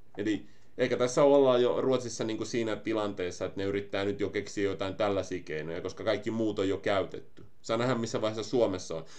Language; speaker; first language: Finnish; native; Finnish